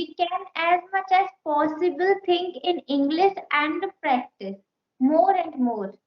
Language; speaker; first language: English; non-native, learner; Hindi